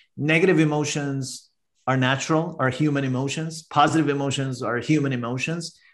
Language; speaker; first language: English; non-native, fluent; Persian